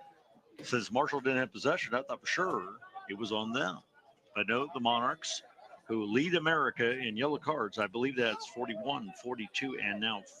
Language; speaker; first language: English; native; English